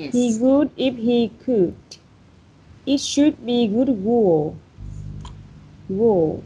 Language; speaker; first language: English; non-native, fluent; Vietnamese